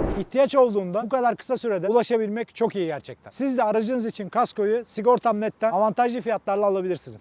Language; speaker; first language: Turkish; native; Turkish